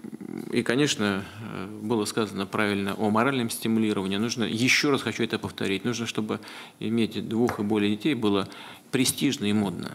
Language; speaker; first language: Russian; native; Russian